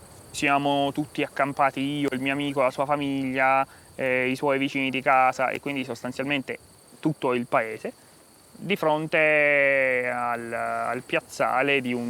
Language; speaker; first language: Italian; native; Italian